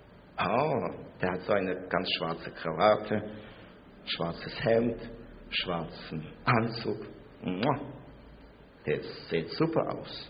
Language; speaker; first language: German; non-native, fluent; Russian